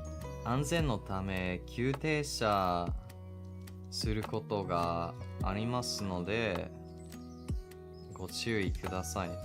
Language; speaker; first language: Japanese; non-native, learner; English